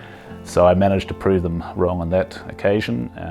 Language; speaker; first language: English; native; English